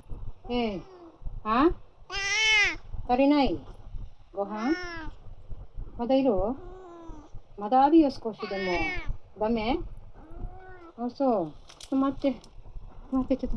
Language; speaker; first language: Japanese; non-native, fluent; Filipino